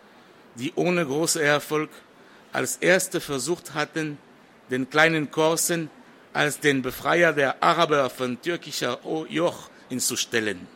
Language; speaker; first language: German; non-native, fluent; French